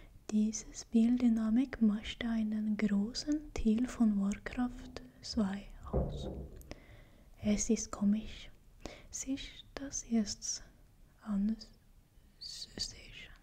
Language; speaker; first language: German; non-native, learner; Swedish